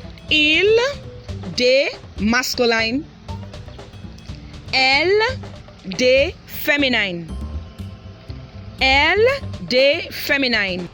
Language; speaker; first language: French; non-native, fluent; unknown